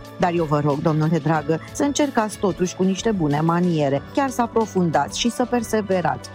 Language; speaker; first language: Romanian; native; Romanian